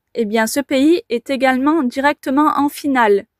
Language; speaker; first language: French; native; French